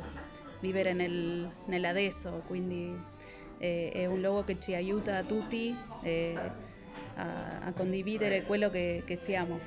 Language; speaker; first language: Italian; non-native, fluent; Spanish